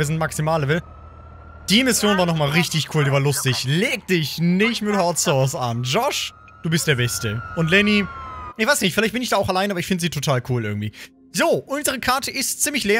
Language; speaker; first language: German; native; German